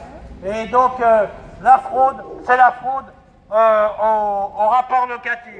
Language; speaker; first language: French; native; French